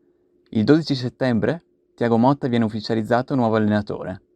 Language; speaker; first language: Italian; native; Italian